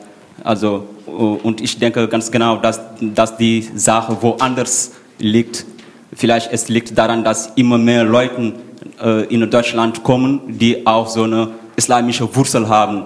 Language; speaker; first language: German; non-native, fluent; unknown